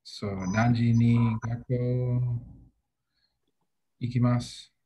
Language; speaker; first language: Japanese; non-native, learner; English